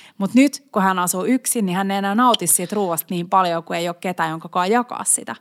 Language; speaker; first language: Finnish; non-native, local second language; Swedish